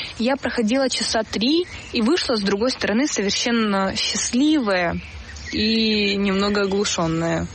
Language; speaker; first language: Russian; native; Russian